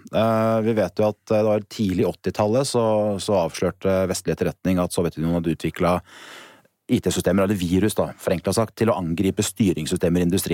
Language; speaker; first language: Norwegian; native; Norwegian